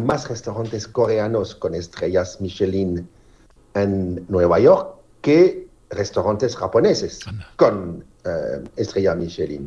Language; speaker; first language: Spanish; non-native, fluent; French